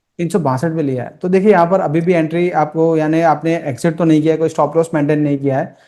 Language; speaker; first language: Hindi; non-native, local second language; Gujarati